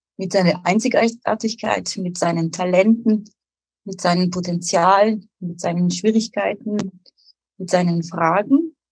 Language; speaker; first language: German; non-native, fluent; French